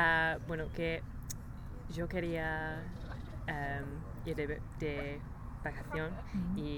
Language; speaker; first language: Spanish; non-native, learner; English